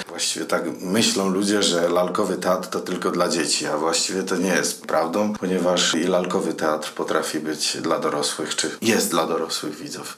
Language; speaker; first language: Polish; native; Polish